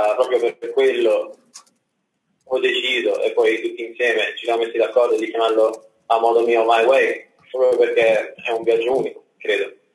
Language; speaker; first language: Italian; early bilingual, other home language; English